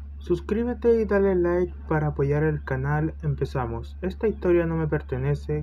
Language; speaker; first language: Spanish; native; Spanish